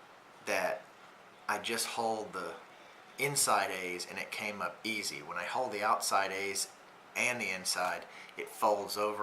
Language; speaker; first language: English; native; English